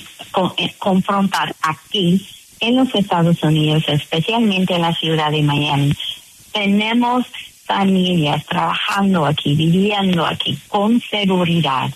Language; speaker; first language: Spanish; non-native, fluent; English